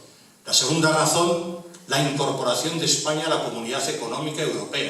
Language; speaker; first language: Spanish; native; Spanish